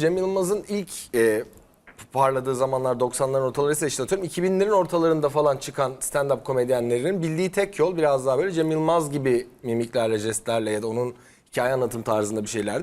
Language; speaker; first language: Turkish; native; Turkish